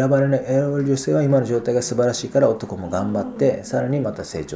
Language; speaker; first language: Japanese; native; Japanese